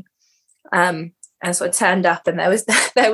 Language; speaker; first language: English; native; English